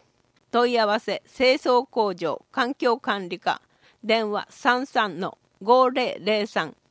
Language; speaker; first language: Japanese; native; Japanese